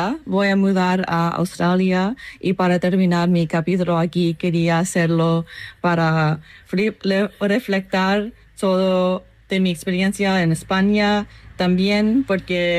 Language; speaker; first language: Spanish; non-native, learner; English